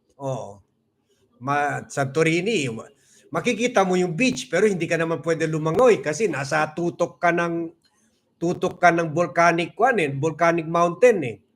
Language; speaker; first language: Filipino; non-native, local second language; Cebuano